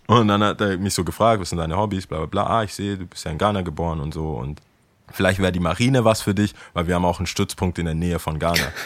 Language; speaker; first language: German; early bilingual, other home language; Akan